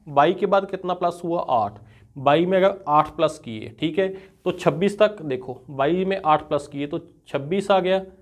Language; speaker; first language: Hindi; non-native, local second language; Punjabi